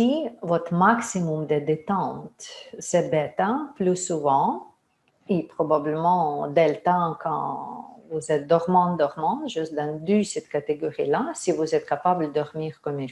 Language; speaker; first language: French; non-native, fluent; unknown